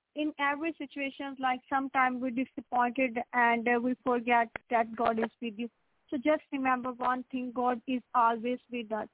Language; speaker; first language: English; non-native, local second language; Punjabi